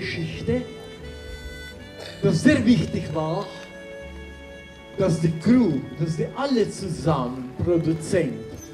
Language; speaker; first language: German; non-native, fluent; Slovenian